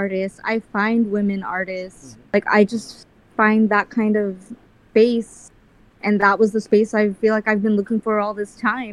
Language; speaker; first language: English; early bilingual, other home language; Filipino